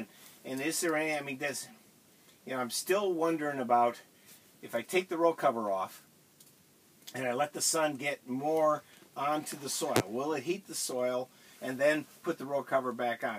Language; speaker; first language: English; native; English